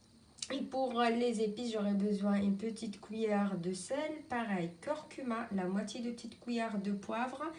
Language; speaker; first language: French; non-native, local second language; Arabic